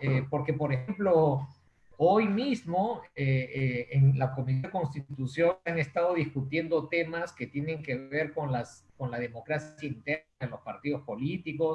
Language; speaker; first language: Spanish; native; Spanish